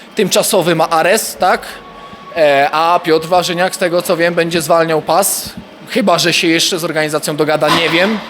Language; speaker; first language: Polish; native; Polish